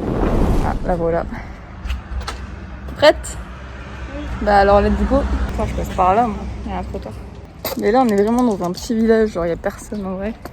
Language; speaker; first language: French; native; French